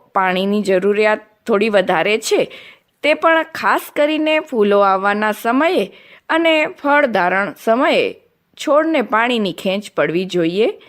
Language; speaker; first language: Gujarati; non-native, local second language; Kachhi